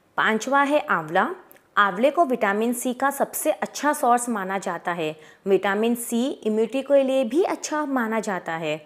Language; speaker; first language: Hindi; native; Hindi